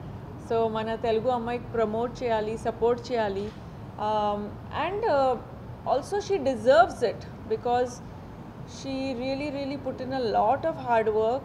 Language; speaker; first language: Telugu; non-native, fluent; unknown